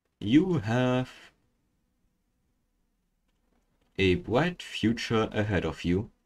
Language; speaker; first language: English; non-native, fluent; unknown